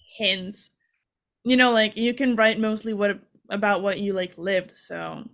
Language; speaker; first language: English; non-native, fluent; Hungarian